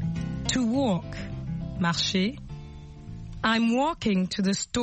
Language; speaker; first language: English; non-native, fluent; French